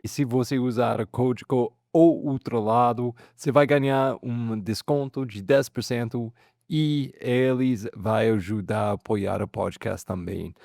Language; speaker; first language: Portuguese; non-native, fluent; English